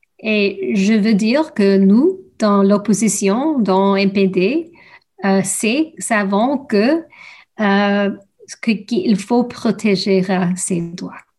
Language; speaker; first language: French; non-native, learner; English